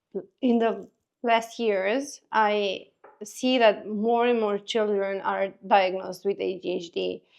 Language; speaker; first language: English; non-native, fluent; Romanian